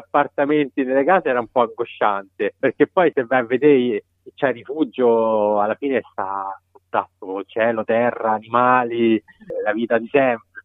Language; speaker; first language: Italian; native; Italian